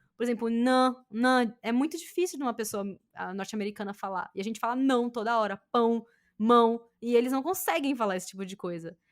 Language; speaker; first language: Portuguese; native; Portuguese